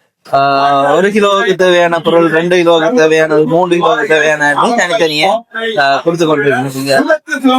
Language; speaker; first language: Tamil; native; Tamil